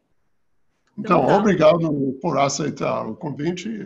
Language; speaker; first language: Portuguese; non-native, fluent; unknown